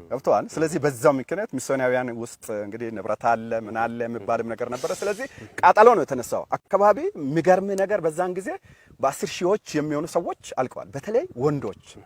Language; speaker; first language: Amharic; non-native, local second language; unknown